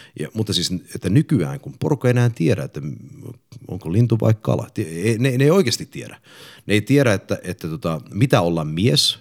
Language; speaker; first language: Finnish; early bilingual, heritage; English